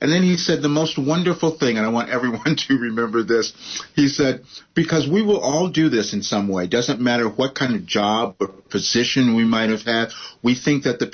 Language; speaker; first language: English; native; English